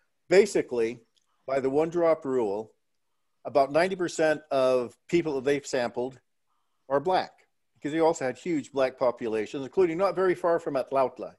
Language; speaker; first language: English; early bilingual, other home language; Spanish